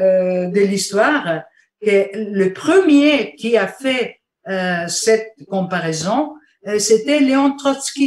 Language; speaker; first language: French; non-native, fluent; Bulgarian